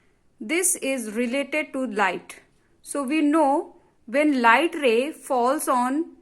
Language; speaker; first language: English; non-native, local second language; Hindi